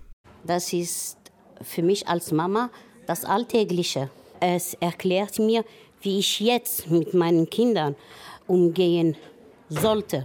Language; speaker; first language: German; non-native, fluent; Arabic